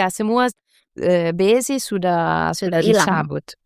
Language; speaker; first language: Indonesian; non-native, fluent; Italian